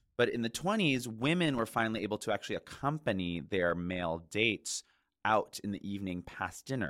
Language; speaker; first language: English; native; English